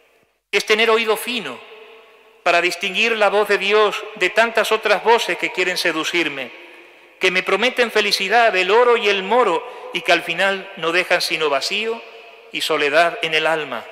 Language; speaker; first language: Spanish; native; Spanish